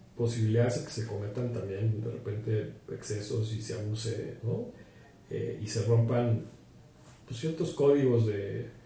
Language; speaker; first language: Spanish; native; Spanish